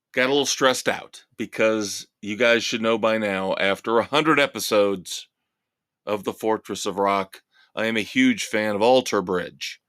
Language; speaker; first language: English; native; English